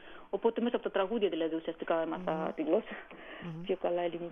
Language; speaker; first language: Greek; non-native, fluent; Armenian